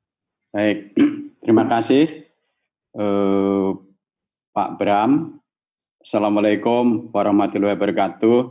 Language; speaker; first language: Indonesian; native; Indonesian